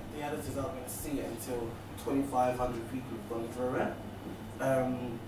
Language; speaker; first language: English; native; English